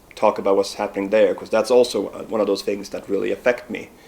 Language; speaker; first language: English; non-native, fluent; Swedish